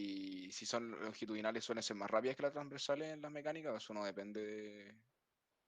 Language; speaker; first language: Spanish; native; Spanish